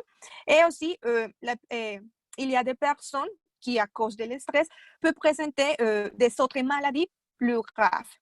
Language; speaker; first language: French; non-native, fluent; Spanish